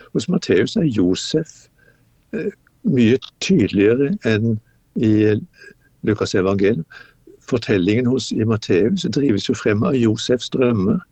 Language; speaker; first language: Norwegian; native; Norwegian